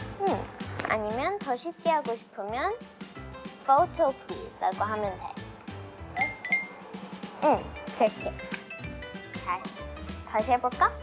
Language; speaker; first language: Korean; early bilingual, heritage; English